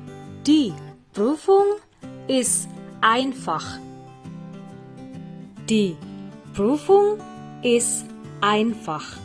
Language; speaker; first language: German; non-native, fluent; Indonesian